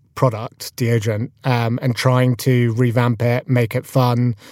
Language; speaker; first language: English; native; English